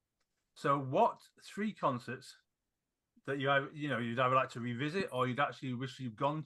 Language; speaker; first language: English; native; English